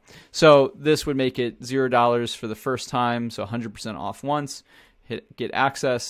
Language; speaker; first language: English; native; English